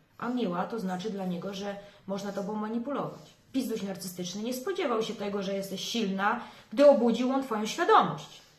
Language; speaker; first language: Polish; native; Polish